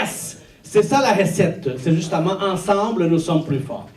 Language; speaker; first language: French; non-native, fluent; Portuguese